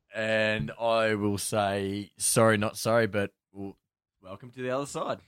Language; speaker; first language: English; native; English